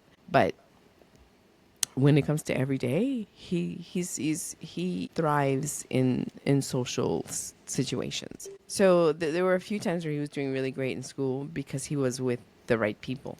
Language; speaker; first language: English; early bilingual, other home language; Spanish